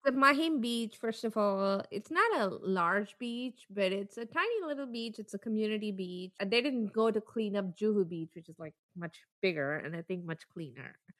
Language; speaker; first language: English; non-native, local second language; Tamil